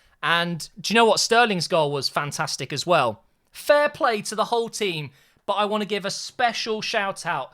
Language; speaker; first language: English; native; English